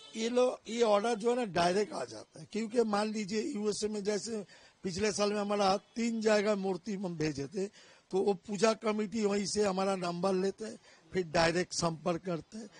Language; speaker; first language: Hindi; non-native, local second language; Bangla